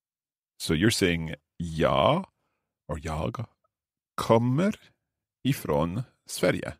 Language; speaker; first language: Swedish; non-native, learner; English